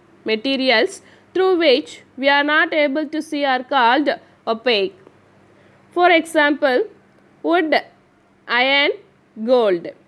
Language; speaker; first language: English; non-native, local second language; Tamil